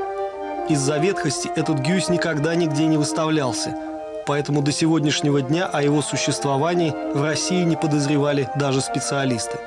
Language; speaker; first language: Russian; native; Russian